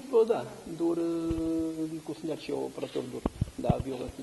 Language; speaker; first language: Romanian; non-native, learner; Portuguese